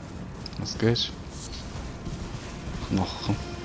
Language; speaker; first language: German; native; German